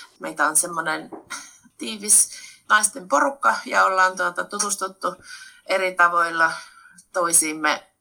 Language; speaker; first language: Finnish; native; Finnish